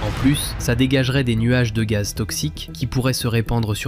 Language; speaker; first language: French; native; French